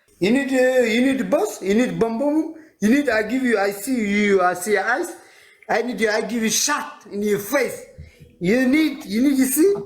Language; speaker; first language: English; non-native, learner; Tigrinya